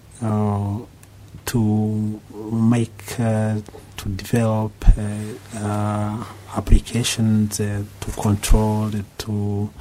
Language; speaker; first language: English; non-native, local second language; Kinyarwanda